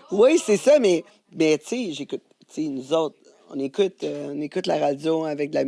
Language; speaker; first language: French; native; French